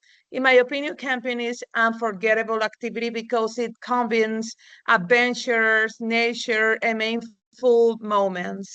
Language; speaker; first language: English; non-native, learner; Spanish